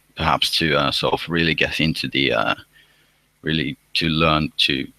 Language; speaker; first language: English; non-native, fluent; Finnish